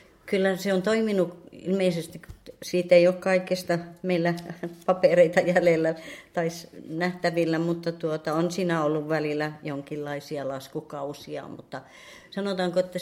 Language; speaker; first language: Finnish; native; Finnish